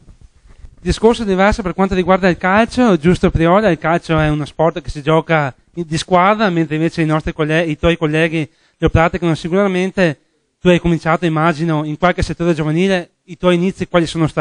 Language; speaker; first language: Italian; native; Italian